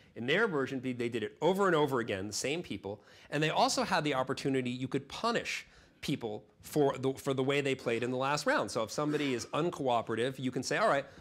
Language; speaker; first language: English; native; English